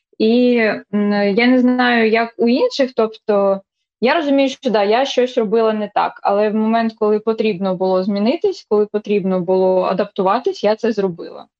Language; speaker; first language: Ukrainian; non-native, local second language; Russian